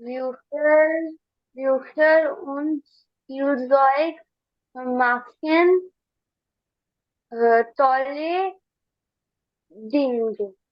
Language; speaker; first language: German; non-native, learner; Hindi